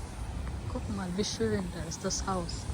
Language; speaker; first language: German; non-native, learner; Waray